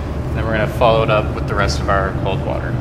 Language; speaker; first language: English; native; English